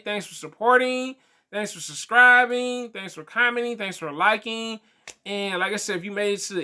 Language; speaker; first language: English; native; English